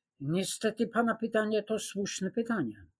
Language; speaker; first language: Polish; non-native, fluent; English